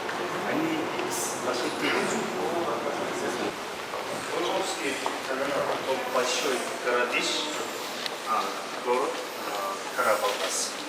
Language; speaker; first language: Russian; non-native, learner; Mongolian